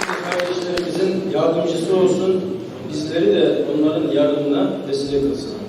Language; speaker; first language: Turkish; early bilingual, heritage; Turkish